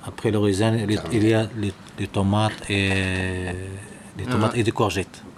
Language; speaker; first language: French; non-native, learner; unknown